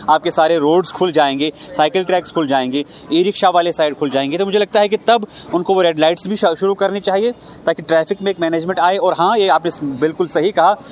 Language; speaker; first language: Urdu; non-native, local second language; Kashmiri